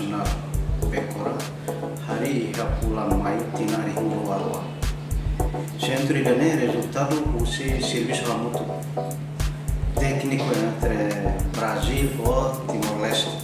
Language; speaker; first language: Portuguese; non-native, local second language; Tetum